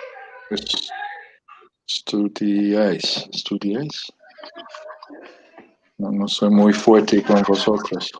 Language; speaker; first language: Spanish; non-native, learner; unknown